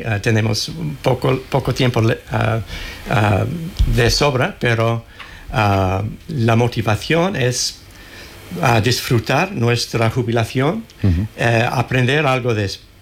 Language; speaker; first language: Spanish; non-native, fluent; English